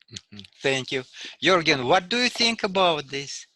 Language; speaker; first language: English; non-native, learner; Russian